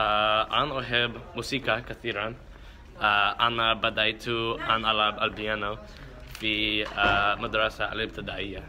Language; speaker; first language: Arabic; non-native, learner; English